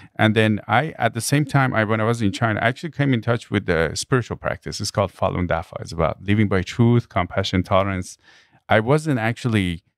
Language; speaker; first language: English; non-native, fluent; Persian